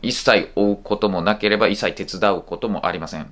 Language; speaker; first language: Japanese; native; Japanese